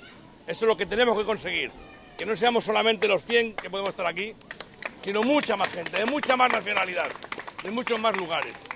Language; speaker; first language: Spanish; native; Spanish